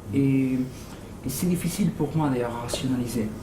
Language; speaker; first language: French; non-native, fluent; Spanish